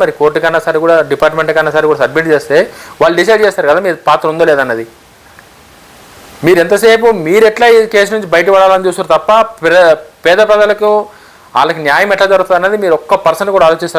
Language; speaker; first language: Telugu; native; Telugu